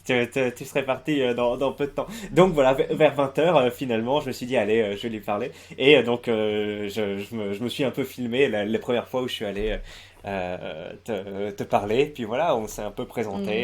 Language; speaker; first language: French; native; French